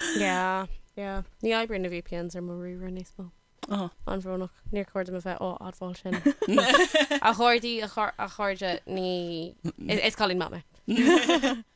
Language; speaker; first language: Irish; non-native, local second language; English